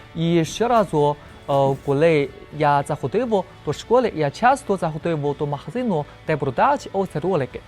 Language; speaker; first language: Ukrainian; non-native, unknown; Chinese